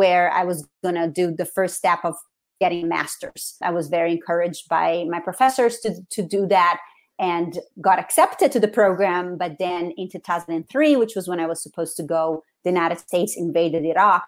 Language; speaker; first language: English; non-native, fluent; Portuguese